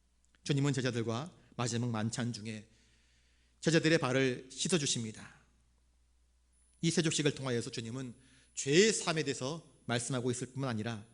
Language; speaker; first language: Korean; native; Korean